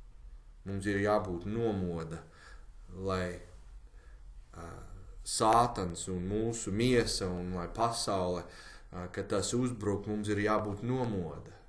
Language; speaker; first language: Latvian; non-native, learner; English